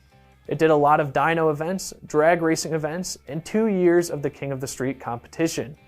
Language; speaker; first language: English; native; English